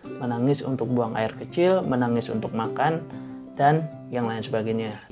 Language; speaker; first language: Indonesian; non-native, local second language; Balinese